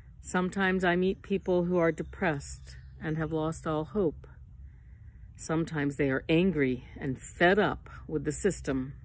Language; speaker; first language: English; native; English